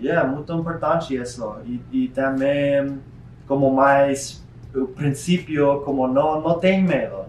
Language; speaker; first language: Portuguese; non-native, learner; English